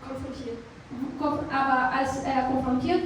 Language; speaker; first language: German; non-native, fluent; Portuguese